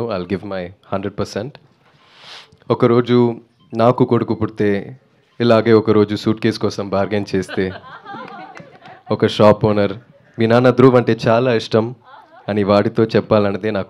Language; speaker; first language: Telugu; non-native, fluent; Tamil